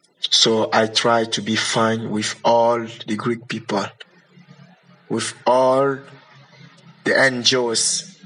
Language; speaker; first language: English; non-native, learner; Lingala